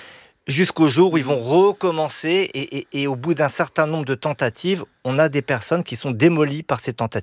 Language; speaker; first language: French; native; French